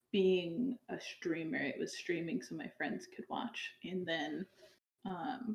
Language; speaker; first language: English; native; English